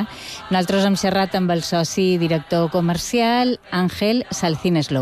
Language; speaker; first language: Catalan; native; Catalan